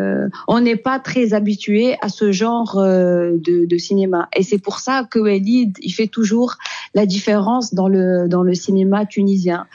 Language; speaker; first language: French; non-native, local second language; Arabic